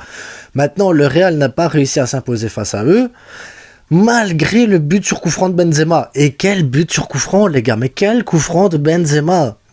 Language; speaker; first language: French; native; French